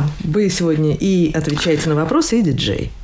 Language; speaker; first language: Russian; native; Russian